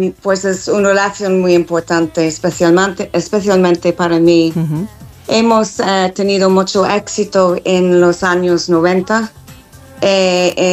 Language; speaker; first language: Spanish; non-native, fluent; English